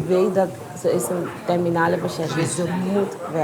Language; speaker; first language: Dutch; non-native, local second language; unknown